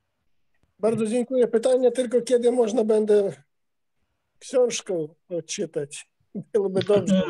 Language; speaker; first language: Polish; non-native, fluent; Ukrainian